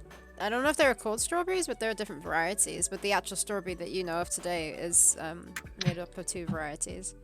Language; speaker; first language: English; native; English